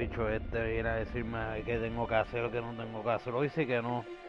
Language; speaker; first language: Spanish; native; Spanish